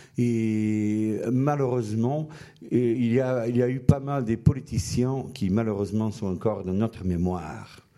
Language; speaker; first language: French; non-native, fluent; Portuguese